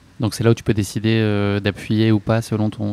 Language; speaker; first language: French; native; French